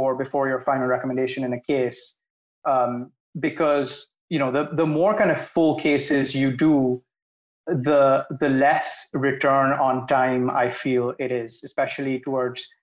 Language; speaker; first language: English; non-native, local second language; Hindi